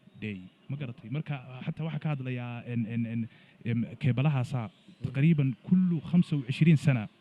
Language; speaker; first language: Somali; early bilingual, heritage; Somali